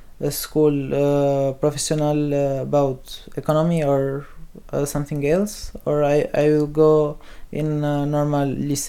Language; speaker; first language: English; non-native, learner; Albanian